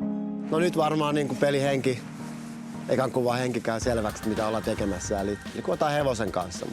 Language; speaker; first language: Finnish; native; Finnish